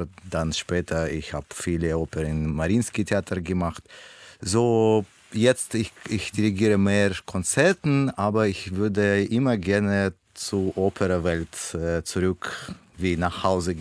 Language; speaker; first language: German; non-native, learner; Russian